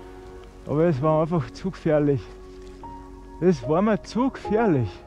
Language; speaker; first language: German; native; German